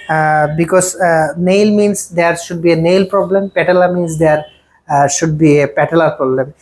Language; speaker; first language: English; non-native, local second language; Bangla